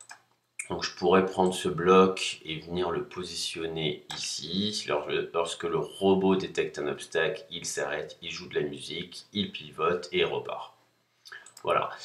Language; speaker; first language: French; native; French